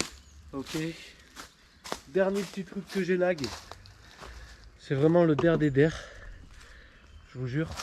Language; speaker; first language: French; native; French